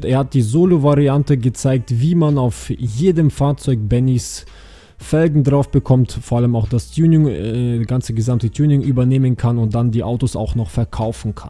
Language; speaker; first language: German; native; German